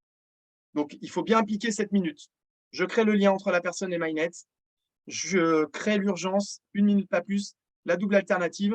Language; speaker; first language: French; native; French